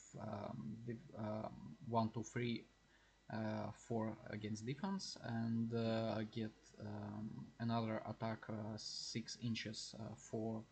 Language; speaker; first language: English; non-native, learner; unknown